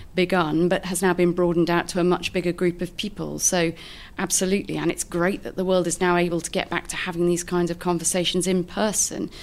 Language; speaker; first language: English; native; English